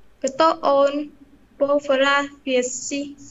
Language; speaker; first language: Russian; non-native, learner; Vietnamese